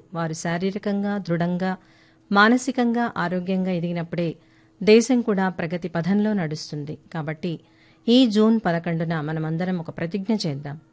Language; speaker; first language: Telugu; native; Telugu